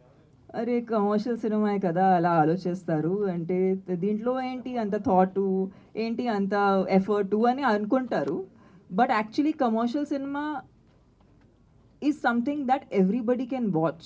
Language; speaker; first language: Telugu; non-native, fluent; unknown